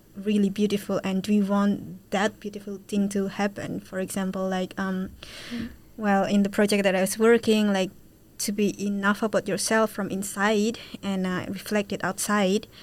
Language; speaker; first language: English; non-native, fluent; Indonesian